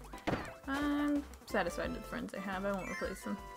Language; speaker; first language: English; native; English